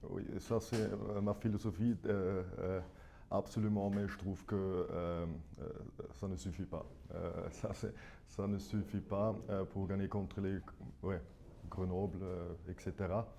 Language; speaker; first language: French; non-native, fluent; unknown